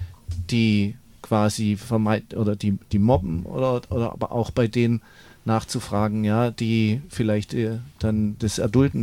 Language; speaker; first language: German; native; German